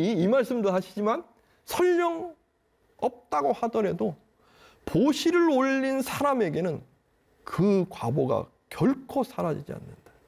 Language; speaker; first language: Korean; native; Korean